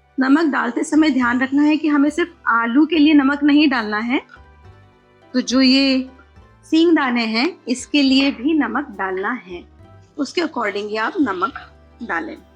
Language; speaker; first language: Hindi; non-native, local second language; Marathi